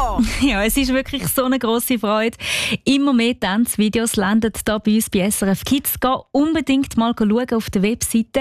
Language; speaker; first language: German; native; German